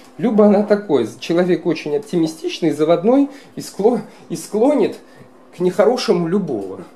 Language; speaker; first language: Russian; non-native, local second language; Kara-Kalpak